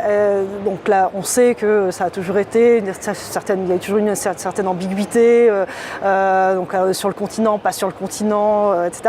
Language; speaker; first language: French; native; French